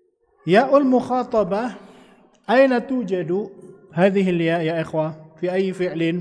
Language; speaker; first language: Arabic; non-native, fluent; Indonesian